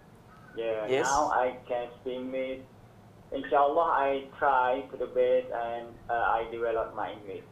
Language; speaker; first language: English; non-native, learner; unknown